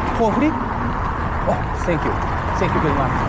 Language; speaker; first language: English; non-native, learner; Japanese